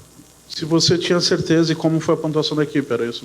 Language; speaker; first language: Portuguese; native; Portuguese